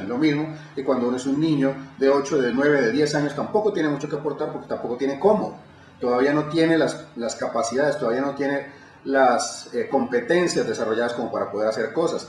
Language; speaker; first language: Spanish; native; Spanish